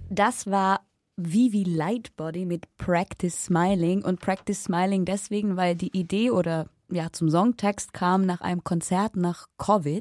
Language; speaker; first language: German; native; German